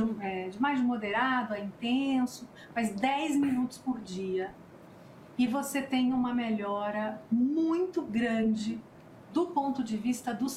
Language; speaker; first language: Portuguese; native; Portuguese